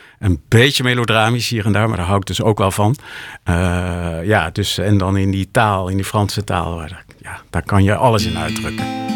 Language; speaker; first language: Dutch; native; Dutch